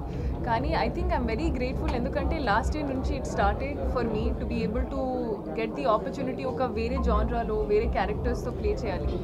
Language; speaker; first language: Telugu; non-native, learner; Hindi